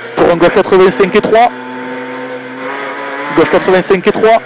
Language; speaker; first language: French; native; French